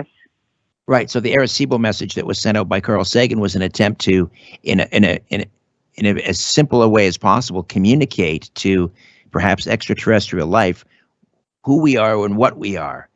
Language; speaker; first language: English; native; English